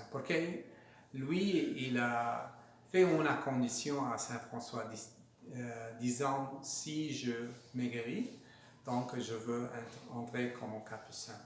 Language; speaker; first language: French; non-native, learner; Spanish